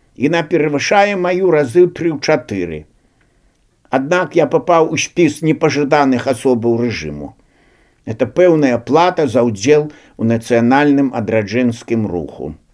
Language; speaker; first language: Belarusian; native; Belarusian